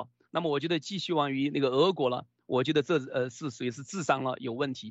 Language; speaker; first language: Chinese; native; Chinese